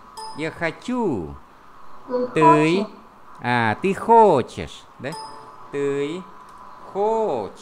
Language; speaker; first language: Russian; non-native, fluent; Vietnamese